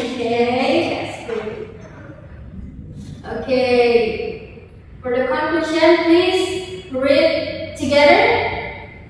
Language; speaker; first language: English; non-native, fluent; Indonesian